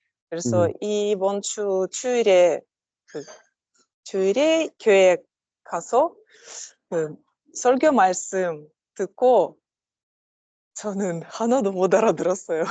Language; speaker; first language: Korean; non-native, learner; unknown